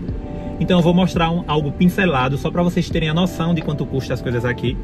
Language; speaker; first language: Portuguese; native; Portuguese